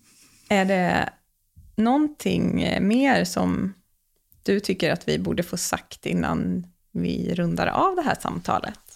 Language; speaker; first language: Swedish; native; Swedish